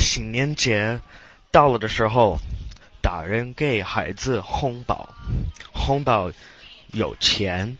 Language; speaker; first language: Chinese; non-native, learner; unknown